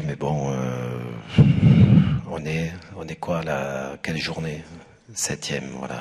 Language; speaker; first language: French; native; French